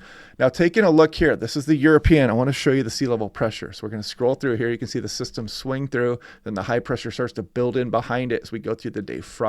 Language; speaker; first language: English; native; English